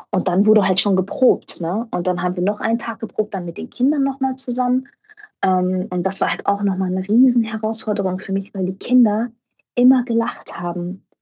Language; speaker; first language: German; native; German